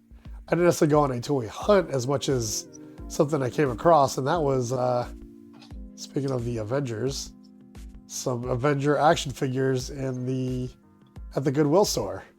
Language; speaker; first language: English; native; English